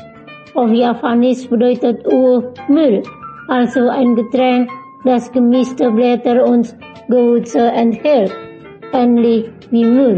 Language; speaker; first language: German; non-native, fluent; Indonesian